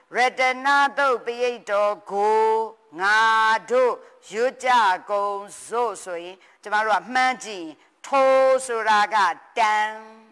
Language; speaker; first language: Burmese; native; Burmese